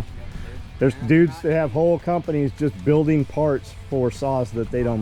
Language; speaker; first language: English; native; English